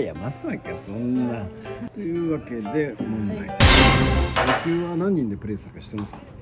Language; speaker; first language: Japanese; native; Japanese